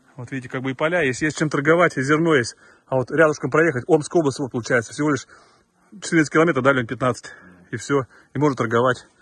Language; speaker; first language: Russian; native; Russian